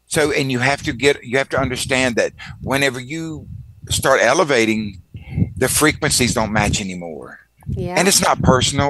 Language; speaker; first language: English; native; English